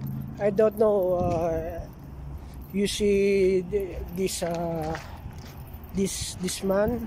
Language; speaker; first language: English; non-native, local second language; Filipino